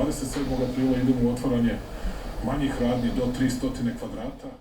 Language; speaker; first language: Bosnian; native; Bosnian